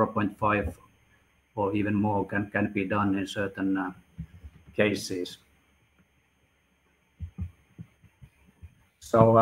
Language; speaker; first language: English; non-native, fluent; Finnish